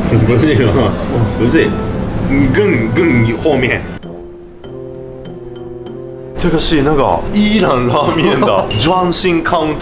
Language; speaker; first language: Chinese; non-native, fluent; Japanese